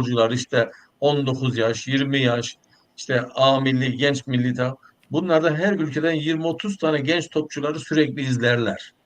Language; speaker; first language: Turkish; native; Turkish